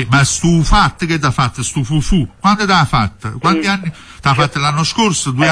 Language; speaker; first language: Italian; native; Italian